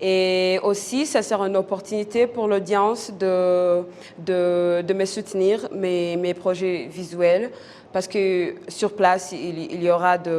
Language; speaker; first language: French; non-native, local second language; Kinyarwanda